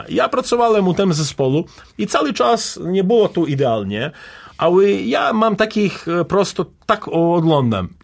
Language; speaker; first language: Polish; non-native, learner; Serbian